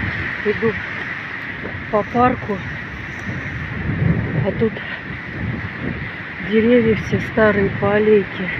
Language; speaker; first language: Russian; native; Russian